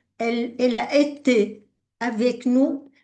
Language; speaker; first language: French; non-native, local second language; Arabic